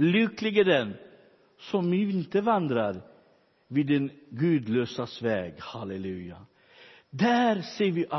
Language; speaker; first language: Swedish; non-native, fluent; Romany